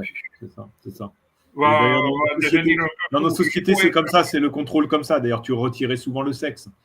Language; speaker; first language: French; native; French